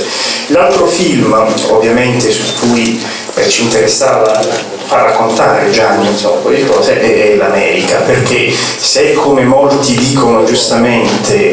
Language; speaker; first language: Italian; native; Italian